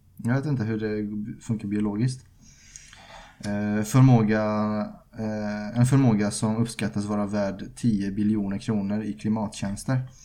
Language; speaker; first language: Swedish; early bilingual, other home language; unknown